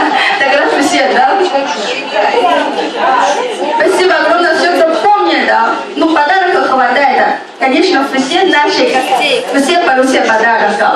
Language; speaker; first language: Russian; non-native, learner; Chinese